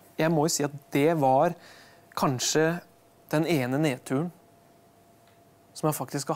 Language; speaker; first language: Norwegian; native; Norwegian